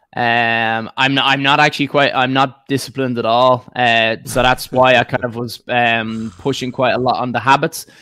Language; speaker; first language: English; native; English